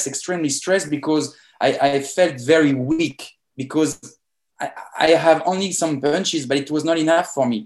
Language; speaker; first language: English; non-native, fluent; French